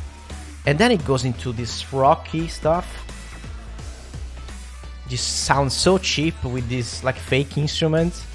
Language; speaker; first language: English; non-native, fluent; Italian